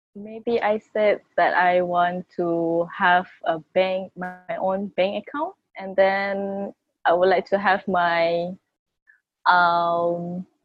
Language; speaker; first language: English; non-native, local second language; Malay